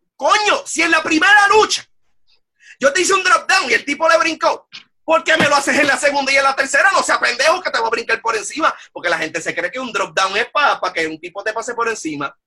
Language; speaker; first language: Spanish; native; Spanish